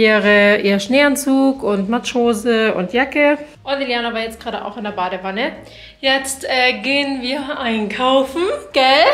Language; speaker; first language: German; native; German